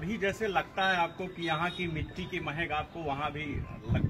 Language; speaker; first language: Hindi; native; Hindi